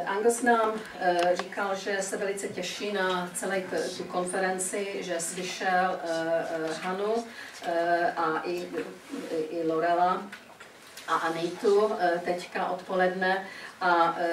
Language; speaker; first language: Czech; early bilingual, heritage; Czech